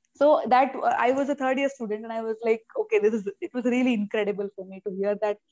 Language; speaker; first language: English; non-native, local second language; Malayalam